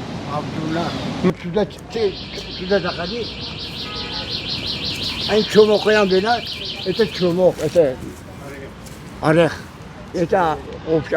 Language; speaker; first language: Russian; non-native, local second language; Tajik